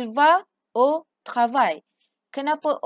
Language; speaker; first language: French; non-native, fluent; Malay